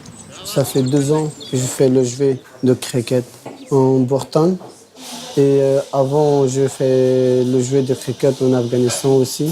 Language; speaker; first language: French; non-native, learner; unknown